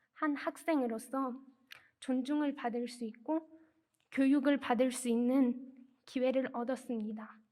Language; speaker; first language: Korean; non-native, fluent; Persian